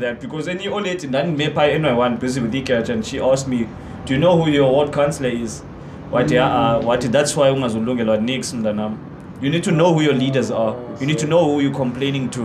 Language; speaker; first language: English; non-native, local second language; Xhosa